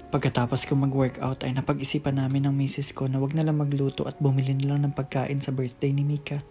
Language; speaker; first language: Filipino; native; Filipino